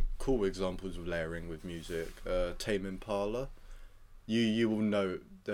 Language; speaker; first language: English; native; English